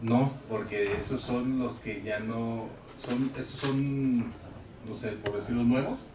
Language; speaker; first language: Spanish; native; Spanish